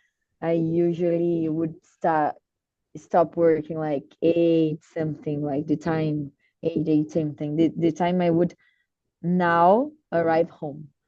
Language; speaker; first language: English; non-native, learner; Portuguese